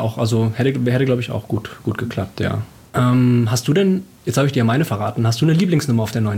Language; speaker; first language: German; native; German